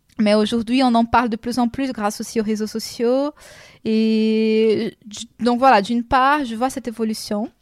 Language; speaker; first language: French; non-native, fluent; Portuguese